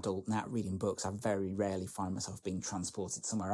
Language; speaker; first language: English; native; English